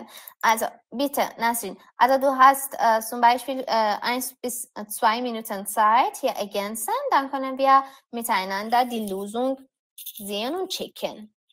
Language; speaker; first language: German; non-native, fluent; Persian